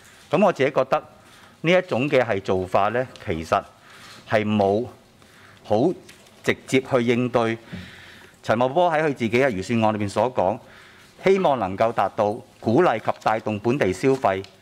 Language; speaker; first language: Cantonese; native; Cantonese